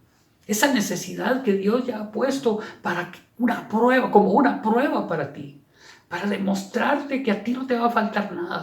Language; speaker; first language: Spanish; native; Spanish